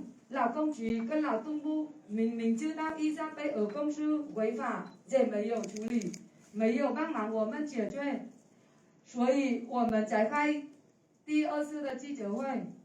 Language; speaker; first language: Chinese; non-native, fluent; Vietnamese